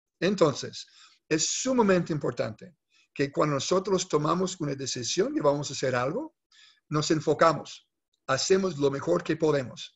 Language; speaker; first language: Spanish; non-native, fluent; English